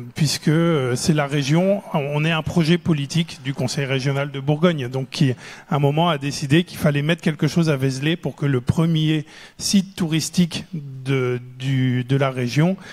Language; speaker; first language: French; native; French